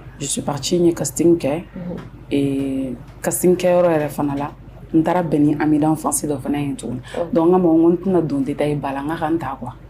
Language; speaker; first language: French; non-native, local second language; Soninke